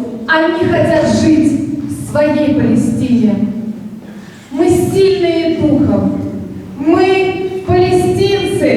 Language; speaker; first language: Russian; native; Russian